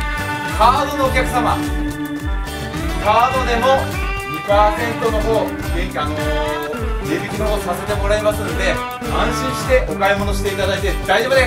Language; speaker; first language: Japanese; native; Japanese